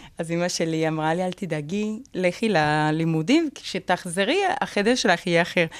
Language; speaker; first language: Hebrew; non-native, fluent; Spanish